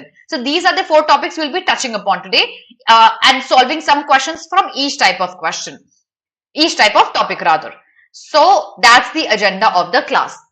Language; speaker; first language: English; non-native, local second language; Hindi